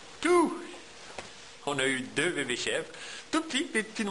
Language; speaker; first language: French; native; French